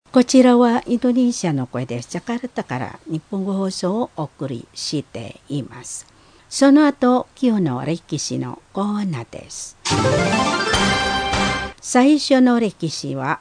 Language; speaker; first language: Japanese; non-native, learner; Indonesian